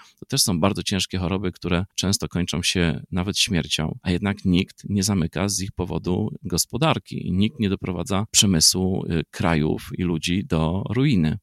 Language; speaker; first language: Polish; native; Polish